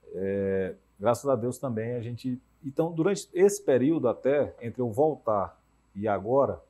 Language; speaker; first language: Portuguese; native; Portuguese